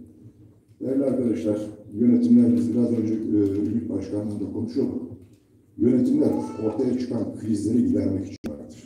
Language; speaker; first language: Turkish; native; Turkish